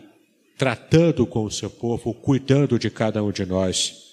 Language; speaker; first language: Portuguese; native; Portuguese